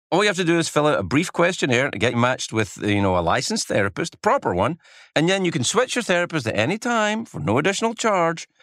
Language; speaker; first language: English; native; English